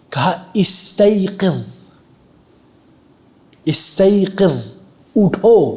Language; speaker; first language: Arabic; non-native, fluent; Urdu